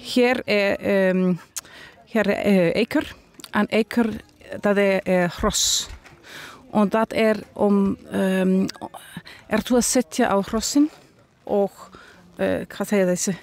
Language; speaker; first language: Icelandic; non-native, learner; Danish